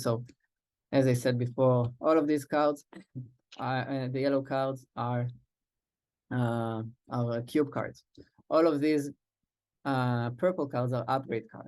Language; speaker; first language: English; non-native, fluent; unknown